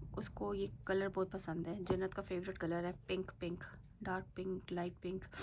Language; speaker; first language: Urdu; native; Urdu